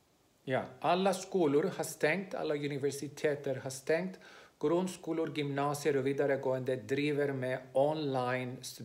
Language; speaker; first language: Swedish; non-native, fluent; Greek